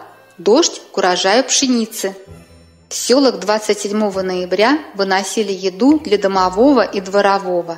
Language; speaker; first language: Russian; native; Russian